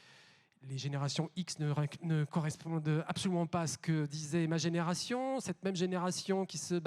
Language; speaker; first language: French; native; French